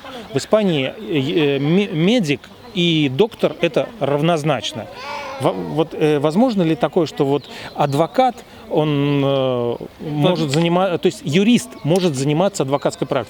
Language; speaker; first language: Russian; native; Russian